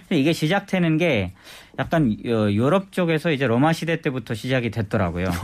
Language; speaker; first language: Korean; non-native, fluent; Balti